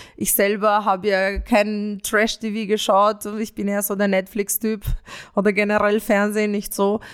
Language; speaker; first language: German; early bilingual, other home language; Romanian